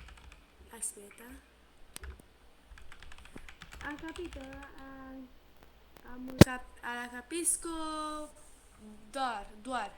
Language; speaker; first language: Italian; non-native, learner; Romanian